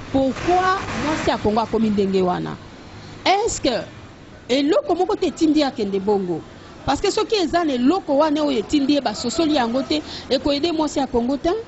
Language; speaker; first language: Lingala; native; Lingala